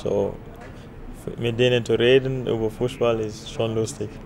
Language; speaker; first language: German; non-native, fluent; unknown